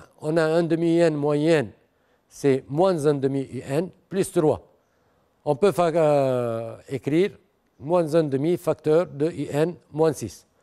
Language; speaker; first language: French; non-native, local second language; Arabic